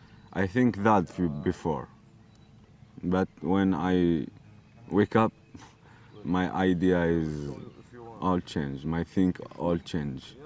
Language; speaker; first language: English; non-native, learner; Arabic